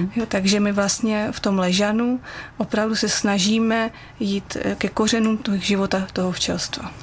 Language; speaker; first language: Czech; native; Czech